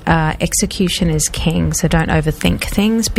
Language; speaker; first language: English; non-native, fluent; French